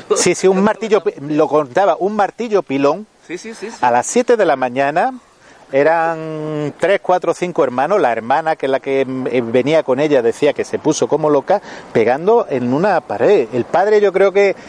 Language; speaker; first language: Spanish; native; Spanish